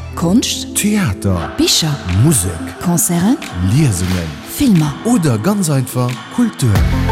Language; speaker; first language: Luxembourgish; early bilingual, other home language; Portuguese